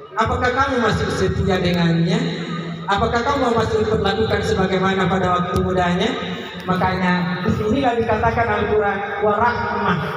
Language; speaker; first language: Indonesian; non-native, local second language; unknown